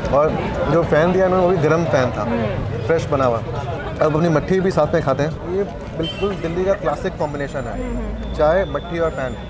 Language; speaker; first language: Hindi; native; Hindi